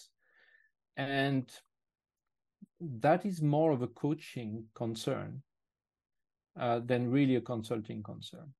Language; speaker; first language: English; non-native, fluent; French